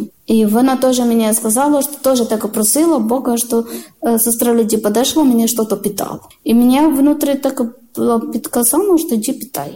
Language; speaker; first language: Ukrainian; non-native, learner; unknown